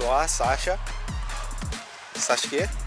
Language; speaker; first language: Russian; non-native, learner; Portuguese